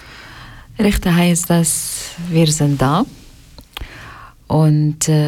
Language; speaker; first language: German; non-native, learner; Arabic